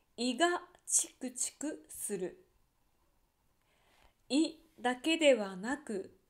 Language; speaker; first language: Japanese; native; Japanese